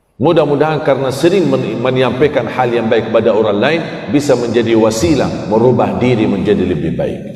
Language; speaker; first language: Malay; non-native, fluent; Arabic